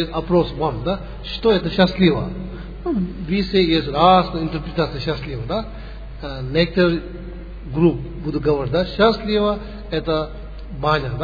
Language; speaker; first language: Russian; non-native, learner; Tibetan